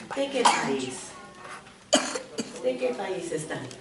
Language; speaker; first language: Spanish; non-native, learner; English